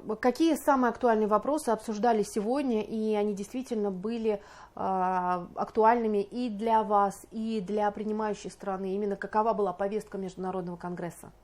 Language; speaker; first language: Russian; native; Russian